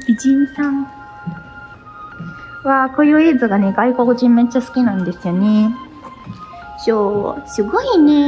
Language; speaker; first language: Japanese; non-native, fluent; Italian